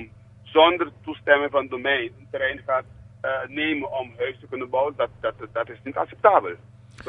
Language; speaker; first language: Dutch; non-native, local second language; Papiamento